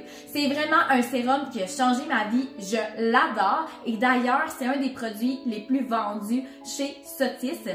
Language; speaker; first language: French; native; French